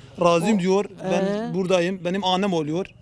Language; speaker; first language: Turkish; non-native, local second language; Kurdish